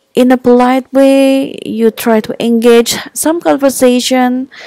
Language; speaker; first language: English; non-native, fluent; Indonesian